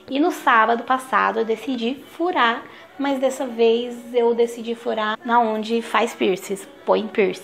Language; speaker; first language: Portuguese; native; Portuguese